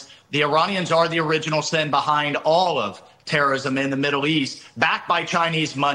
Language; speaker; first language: English; native; English